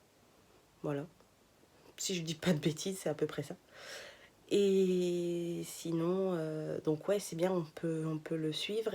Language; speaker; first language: French; native; French